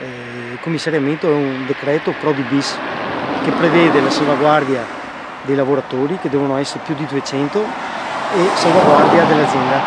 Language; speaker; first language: Italian; native; Italian